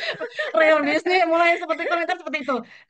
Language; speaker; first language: Indonesian; native; Indonesian